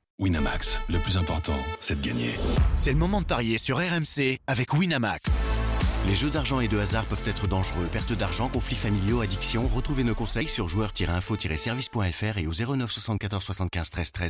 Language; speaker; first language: French; native; French